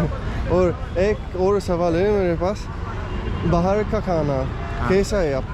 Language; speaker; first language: Hindi; non-native, fluent; Italian